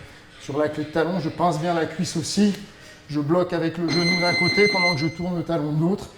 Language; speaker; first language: French; native; French